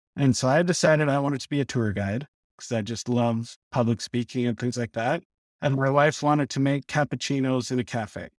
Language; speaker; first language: English; native; English